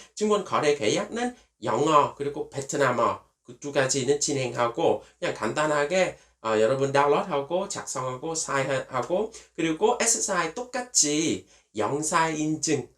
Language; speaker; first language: Korean; non-native, fluent; Vietnamese